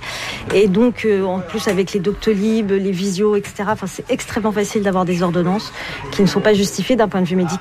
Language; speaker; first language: French; native; French